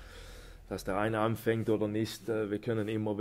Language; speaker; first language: German; non-native, fluent; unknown